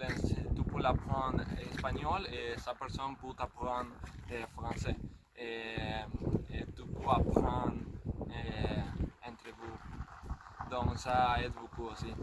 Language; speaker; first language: French; non-native, learner; Spanish